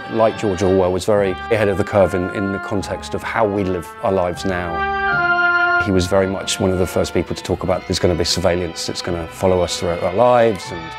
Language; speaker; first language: English; native; English